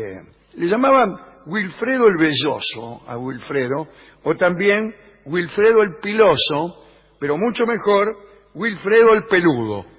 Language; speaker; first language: Spanish; native; Spanish